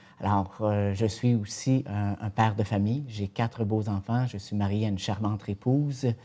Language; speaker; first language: French; native; French